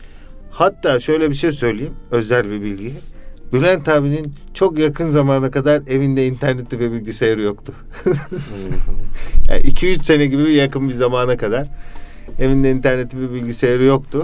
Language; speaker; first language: Turkish; native; Turkish